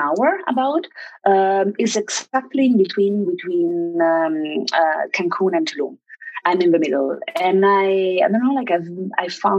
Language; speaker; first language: English; non-native, fluent; Italian